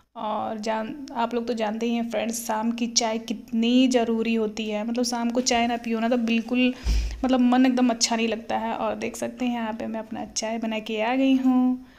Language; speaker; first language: Hindi; native; Hindi